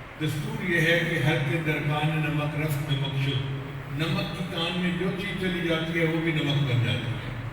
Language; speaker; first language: Urdu; non-native, local second language; Punjabi